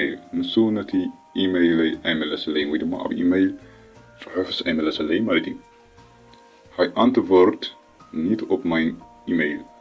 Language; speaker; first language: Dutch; non-native, learner; Tigrinya